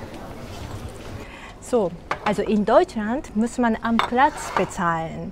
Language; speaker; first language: German; non-native, fluent; Japanese